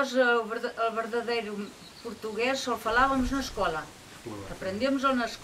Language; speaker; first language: Portuguese; non-native, local second language; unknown